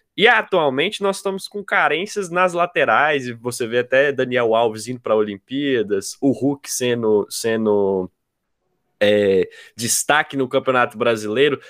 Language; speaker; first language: Portuguese; native; Portuguese